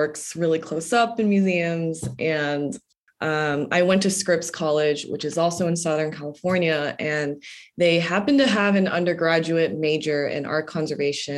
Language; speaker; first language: English; native; English